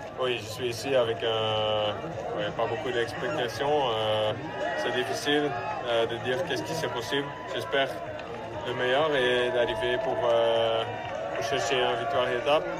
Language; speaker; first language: French; non-native, local second language; Dutch